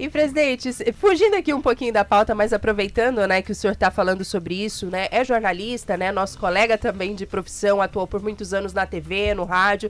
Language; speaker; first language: Portuguese; native; Portuguese